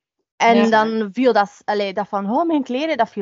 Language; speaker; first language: Dutch; native; Dutch